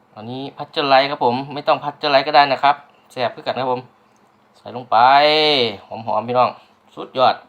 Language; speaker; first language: Thai; non-native, local second language; Northeastern Thai